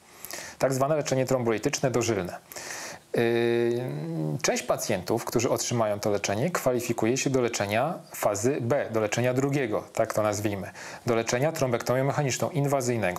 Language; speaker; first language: Polish; native; Polish